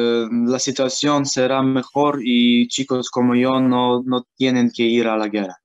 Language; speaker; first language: Spanish; non-native, learner; Ukrainian